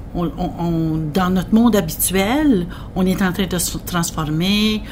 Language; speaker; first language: French; native; French